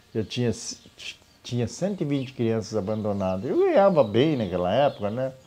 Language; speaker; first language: Portuguese; native; Portuguese